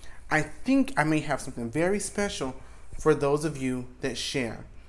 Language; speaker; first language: English; native; English